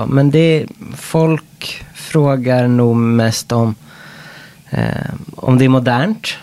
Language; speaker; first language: Swedish; non-native, fluent; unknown